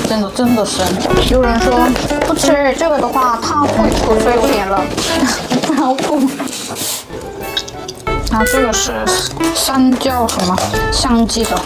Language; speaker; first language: Chinese; non-native, learner; Korean